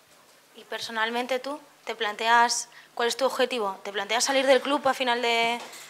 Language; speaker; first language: Spanish; native; Spanish